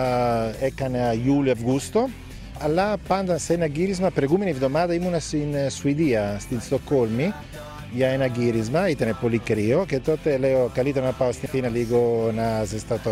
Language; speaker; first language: Greek; non-native, fluent; Italian